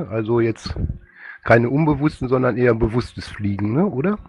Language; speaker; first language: German; native; German